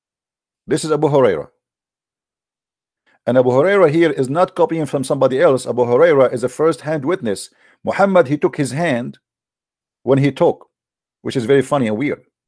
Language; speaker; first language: English; non-native, fluent; Arabic